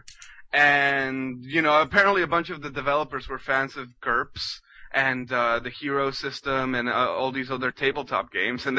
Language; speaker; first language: English; non-native, fluent; Spanish